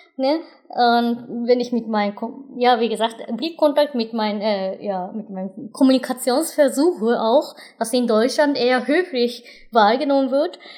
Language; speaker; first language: German; non-native, fluent; Japanese